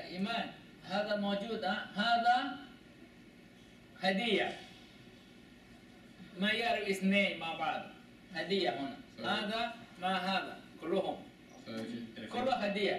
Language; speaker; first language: Arabic; non-native, learner; Chinese